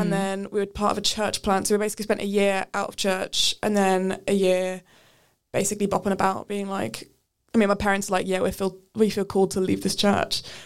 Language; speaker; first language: English; native; English